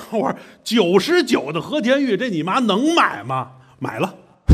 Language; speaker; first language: Chinese; native; Chinese